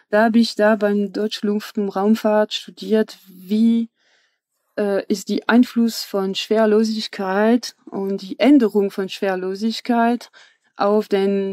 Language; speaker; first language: German; non-native, fluent; French